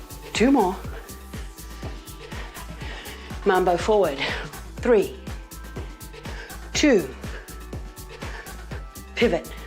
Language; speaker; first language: English; native; English